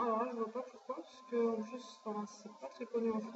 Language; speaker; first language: French; native; French